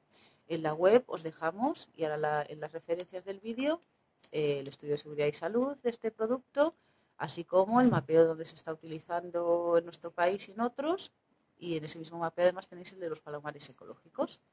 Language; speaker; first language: Spanish; native; Spanish